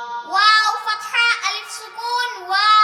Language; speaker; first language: Arabic; non-native, learner; Bangla